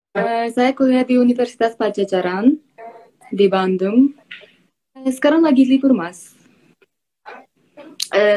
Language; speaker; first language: Indonesian; non-native, fluent; Azerbaijani